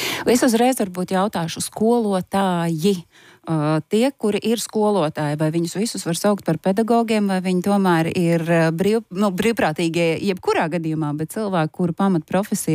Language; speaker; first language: Latvian; native; Latvian